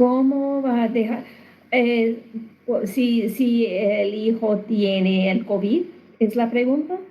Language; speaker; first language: Spanish; non-native, learner; English